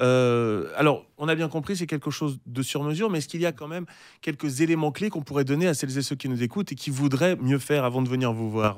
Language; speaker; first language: French; native; French